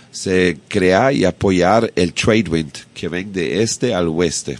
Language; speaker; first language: Spanish; non-native, learner; German